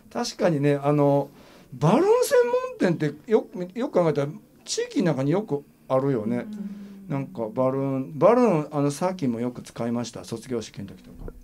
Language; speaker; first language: Japanese; native; Japanese